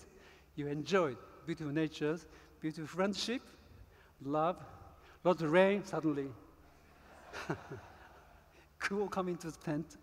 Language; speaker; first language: English; non-native, learner; Japanese